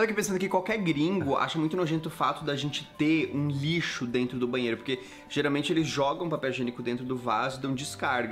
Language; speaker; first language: Portuguese; native; Portuguese